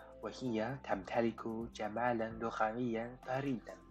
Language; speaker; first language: Arabic; non-native, fluent; Chinese